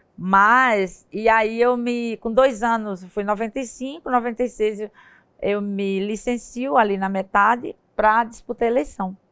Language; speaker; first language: Portuguese; native; Portuguese